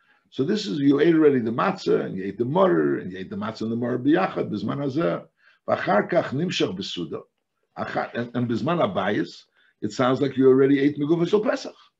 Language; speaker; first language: English; native; English